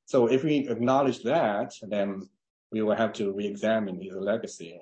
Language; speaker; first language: English; non-native, fluent; Chinese